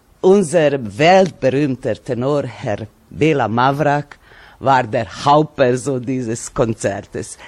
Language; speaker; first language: German; non-native, fluent; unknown